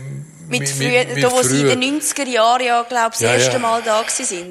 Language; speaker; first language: German; native; German